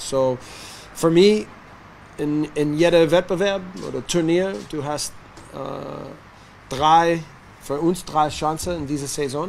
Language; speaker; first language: German; non-native, learner; English